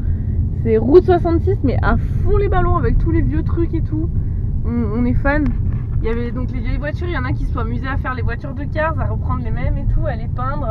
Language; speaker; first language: French; native; French